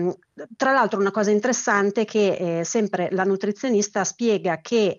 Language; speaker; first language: Italian; native; Italian